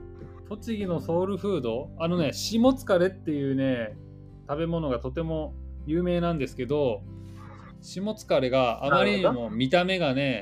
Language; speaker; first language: Japanese; native; Japanese